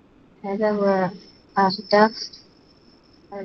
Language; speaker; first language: Arabic; non-native, learner; Malay